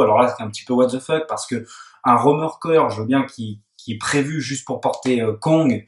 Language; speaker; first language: French; native; French